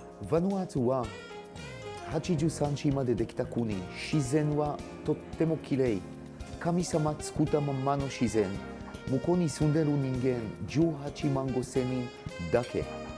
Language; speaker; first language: Japanese; non-native, fluent; Hebrew